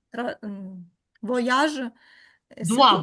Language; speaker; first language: French; non-native, learner; Ukrainian